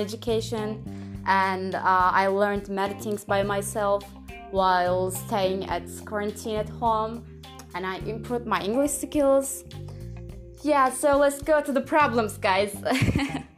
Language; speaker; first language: English; non-native, fluent; Turkish